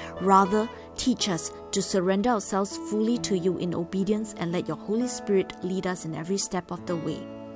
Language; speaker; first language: English; non-native, local second language; Chinese